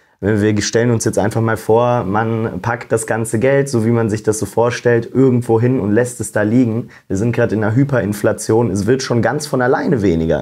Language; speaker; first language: German; native; German